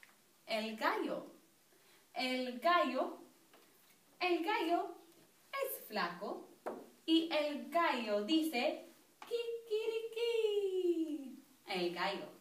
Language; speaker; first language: Spanish; non-native, fluent; English